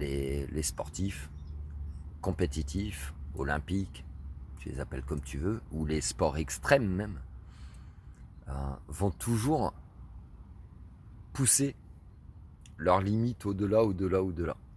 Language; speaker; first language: French; native; French